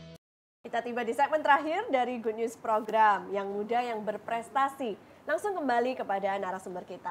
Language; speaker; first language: Indonesian; native; Indonesian